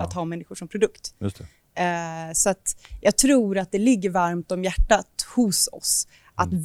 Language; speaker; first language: Swedish; native; Swedish